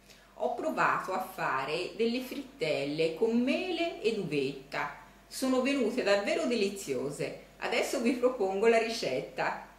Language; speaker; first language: Italian; native; Italian